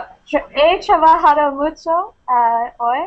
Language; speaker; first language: Spanish; non-native, learner; English